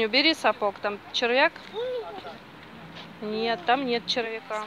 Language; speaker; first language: Russian; native; Russian